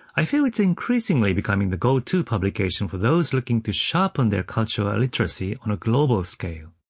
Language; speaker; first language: English; non-native, fluent; Japanese